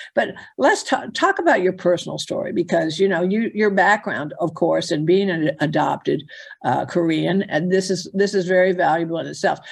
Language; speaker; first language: English; native; English